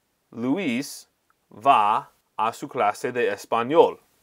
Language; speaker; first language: Spanish; non-native, fluent; English